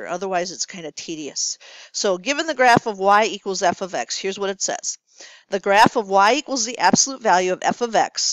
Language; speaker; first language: English; native; English